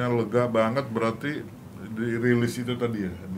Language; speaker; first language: Indonesian; native; Indonesian